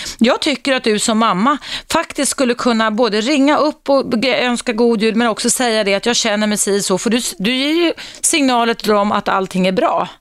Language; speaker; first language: Swedish; native; Swedish